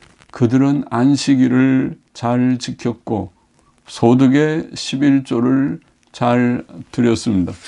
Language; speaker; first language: Korean; native; Korean